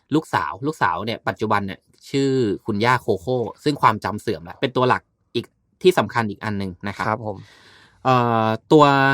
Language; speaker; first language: Thai; native; Thai